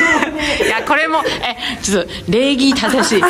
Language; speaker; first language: Japanese; non-native, learner; Chinese